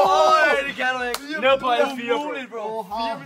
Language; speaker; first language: Danish; native; Danish